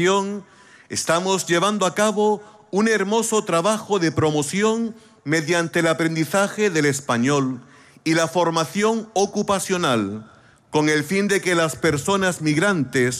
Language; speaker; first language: Spanish; native; Spanish